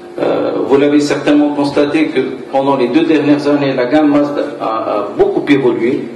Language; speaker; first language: French; non-native, local second language; Arabic